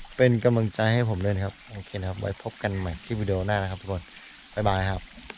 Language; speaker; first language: Thai; non-native, local second language; Karen languages